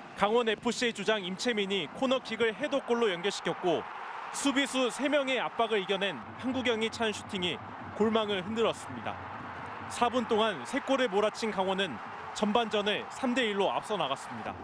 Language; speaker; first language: Korean; native; Korean